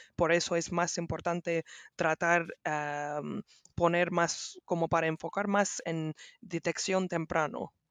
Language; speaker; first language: Spanish; non-native, learner; English